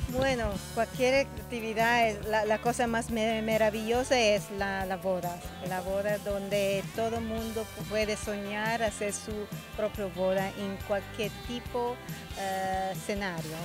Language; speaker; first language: Spanish; non-native, learner; Italian